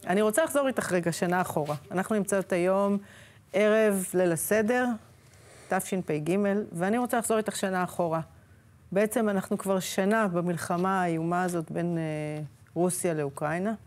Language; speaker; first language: Hebrew; native; Hebrew